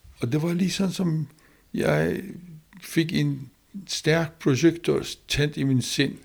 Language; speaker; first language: Danish; non-native, learner; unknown